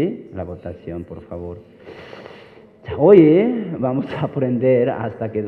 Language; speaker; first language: Spanish; non-native, fluent; Korean